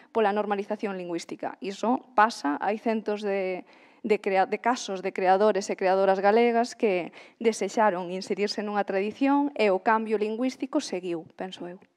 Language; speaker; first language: Galician; native; Galician